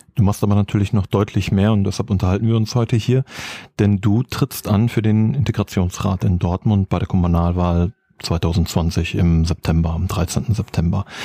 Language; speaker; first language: German; native; German